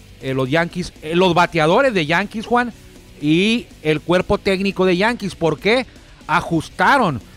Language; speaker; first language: Spanish; native; Spanish